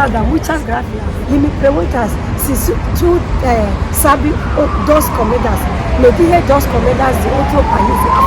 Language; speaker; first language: Spanish; non-native, learner; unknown